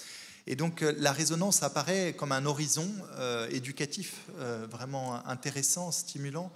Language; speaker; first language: French; native; French